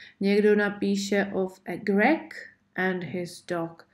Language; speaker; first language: English; non-native, fluent; Czech